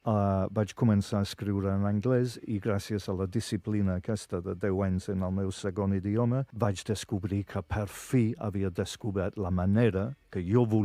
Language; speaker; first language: Catalan; non-native, fluent; English